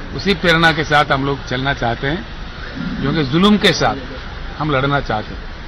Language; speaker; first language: Hindi; non-native, local second language; Telugu